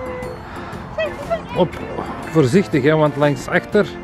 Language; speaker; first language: Dutch; native; Dutch